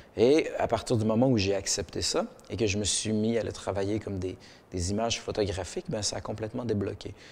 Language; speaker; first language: French; early bilingual, other home language; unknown